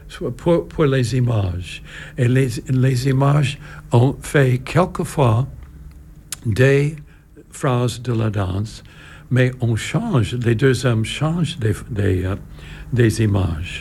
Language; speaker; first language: French; non-native, learner; English